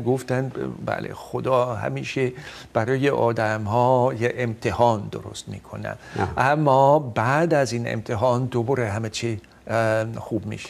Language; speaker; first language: Persian; non-native, fluent; Dutch